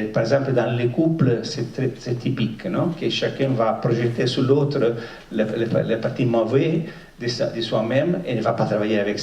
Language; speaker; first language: French; non-native, fluent; Italian